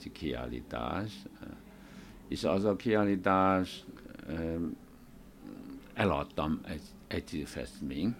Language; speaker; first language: Hungarian; non-native, learner; Chinese